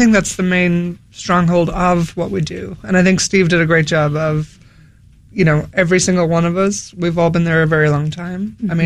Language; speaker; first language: English; native; English